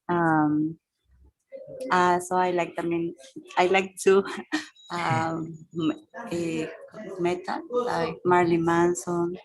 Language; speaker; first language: English; non-native, learner; Spanish